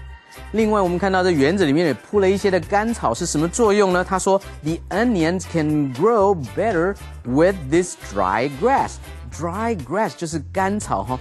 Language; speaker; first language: Chinese; native; Chinese